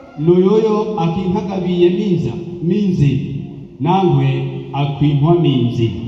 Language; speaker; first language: Swahili; non-native, local second language; Sukuma